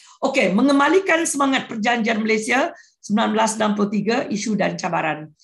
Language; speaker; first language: Malay; non-native, local second language; Iban